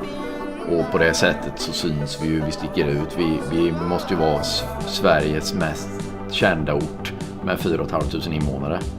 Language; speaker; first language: Swedish; native; Swedish